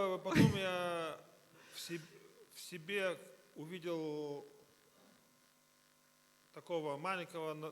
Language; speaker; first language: Russian; native; Russian